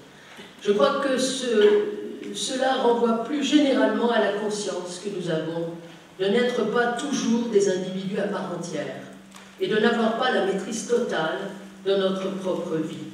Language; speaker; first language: French; native; French